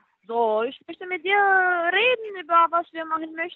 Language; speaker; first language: German; non-native, fluent; Spanish